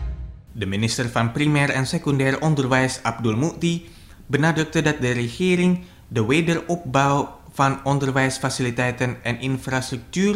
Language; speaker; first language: Dutch; non-native, fluent; Indonesian